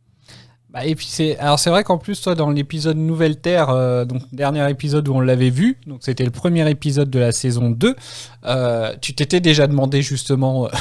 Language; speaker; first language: French; native; French